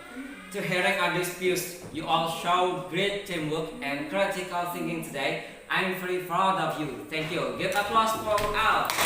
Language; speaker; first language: English; non-native, fluent; Indonesian